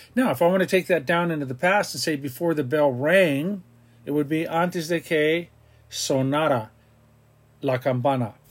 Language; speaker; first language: English; native; English